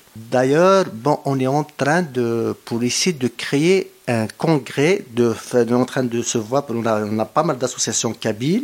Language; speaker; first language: French; non-native, local second language; Kabyle